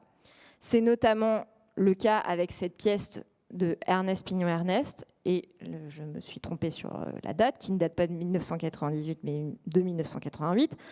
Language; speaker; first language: French; native; French